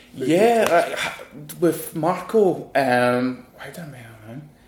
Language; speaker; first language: English; native; English